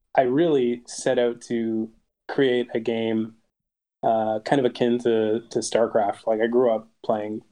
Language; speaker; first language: English; native; English